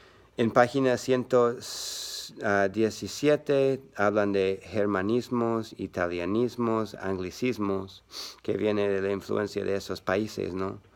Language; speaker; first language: Spanish; non-native, learner; English